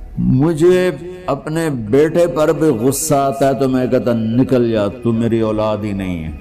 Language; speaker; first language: Urdu; non-native, local second language; Punjabi